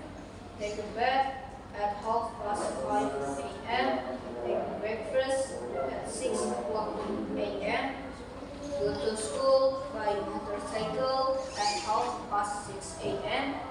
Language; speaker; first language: English; non-native, learner; Indonesian